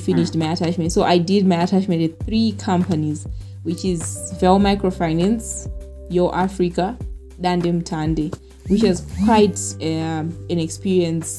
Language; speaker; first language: English; non-native, local second language; Shona